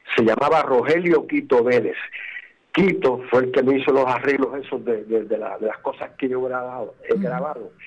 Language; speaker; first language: Spanish; native; Spanish